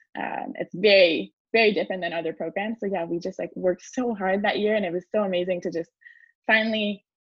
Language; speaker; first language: English; early bilingual, other home language; French